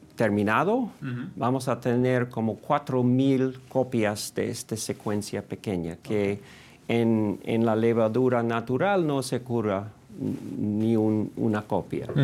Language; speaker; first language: Spanish; non-native, fluent; English